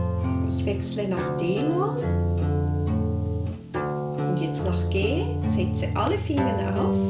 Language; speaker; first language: German; native; German